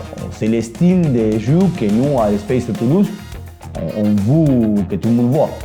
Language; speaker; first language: French; non-native, fluent; Spanish